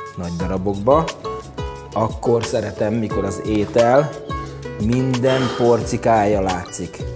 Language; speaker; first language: Hungarian; native; Hungarian